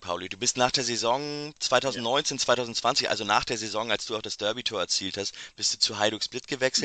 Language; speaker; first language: German; native; German